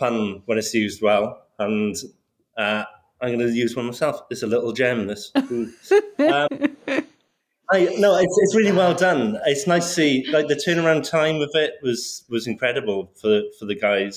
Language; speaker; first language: English; native; English